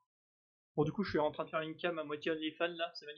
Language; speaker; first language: French; native; French